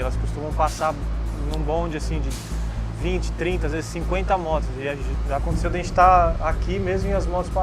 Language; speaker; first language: Portuguese; native; Portuguese